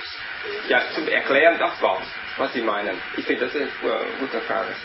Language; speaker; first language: German; non-native, learner; Vietnamese